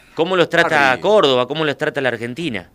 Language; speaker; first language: Spanish; native; Spanish